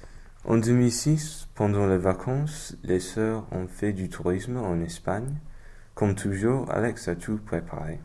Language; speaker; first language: French; non-native, learner; English